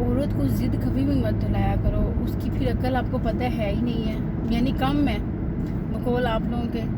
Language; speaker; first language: Hindi; native; Hindi